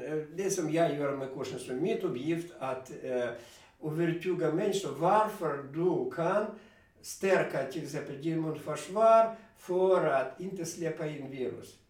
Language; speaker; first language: Swedish; non-native, fluent; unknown